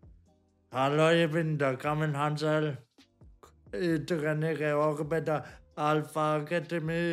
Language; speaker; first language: German; non-native, learner; Polish